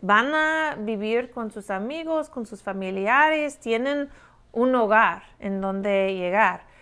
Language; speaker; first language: Spanish; non-native, fluent; English